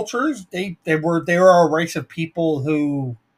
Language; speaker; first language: English; native; English